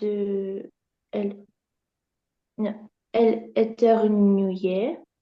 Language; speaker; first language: French; non-native, learner; Russian